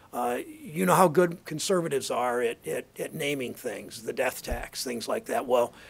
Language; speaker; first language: English; native; English